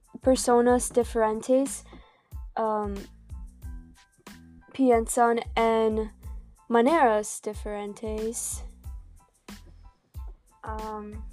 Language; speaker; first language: Spanish; non-native, learner; English